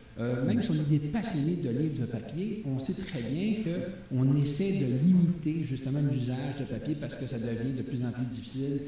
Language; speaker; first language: French; native; French